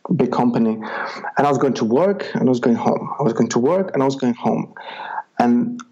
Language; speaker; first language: English; non-native, fluent; Czech